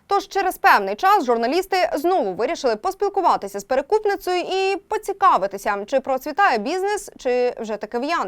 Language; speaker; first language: Ukrainian; native; Ukrainian